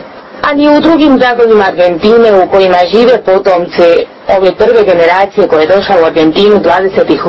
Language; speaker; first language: Croatian; early bilingual, heritage; Croatian